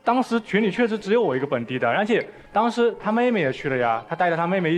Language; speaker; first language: Chinese; native; Chinese